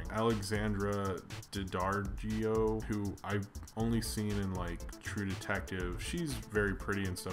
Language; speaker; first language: English; native; English